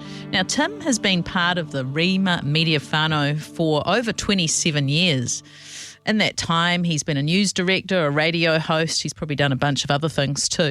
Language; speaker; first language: English; native; English